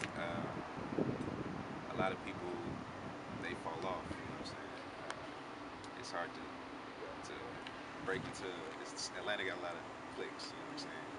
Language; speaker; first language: English; native; English